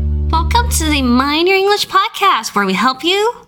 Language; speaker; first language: English; non-native, fluent; Chinese